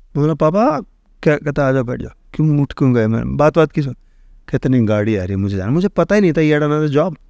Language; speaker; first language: Hindi; native; Hindi